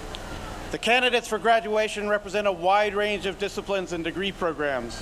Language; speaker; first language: English; native; English